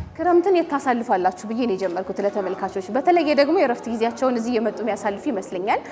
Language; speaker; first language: Amharic; native; Amharic